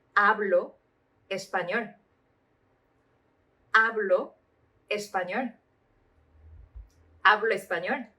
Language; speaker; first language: Spanish; non-native, fluent; Korean